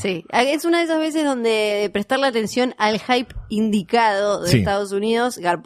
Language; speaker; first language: Spanish; native; Spanish